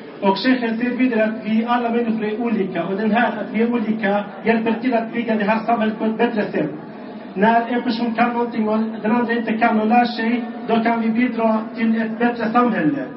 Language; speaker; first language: Swedish; non-native, local second language; Arabic